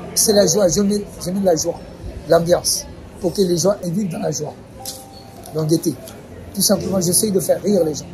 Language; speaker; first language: French; non-native, fluent; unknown